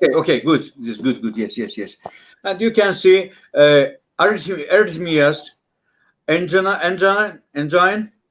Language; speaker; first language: English; non-native, learner; Russian